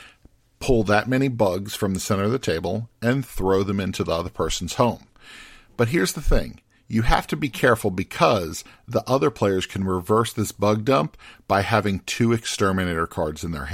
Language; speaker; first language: English; native; English